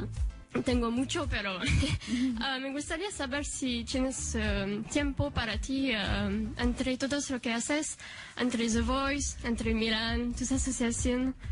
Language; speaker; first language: Spanish; non-native, learner; French